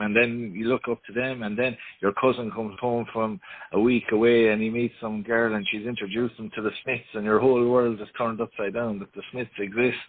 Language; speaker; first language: English; native; English